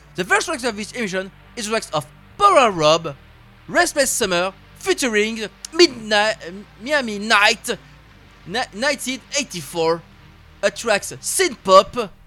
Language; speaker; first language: English; non-native, learner; French